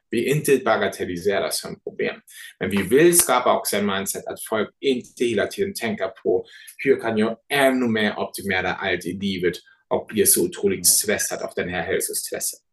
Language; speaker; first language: Swedish; non-native, fluent; German